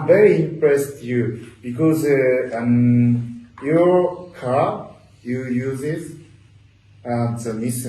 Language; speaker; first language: English; non-native, learner; Japanese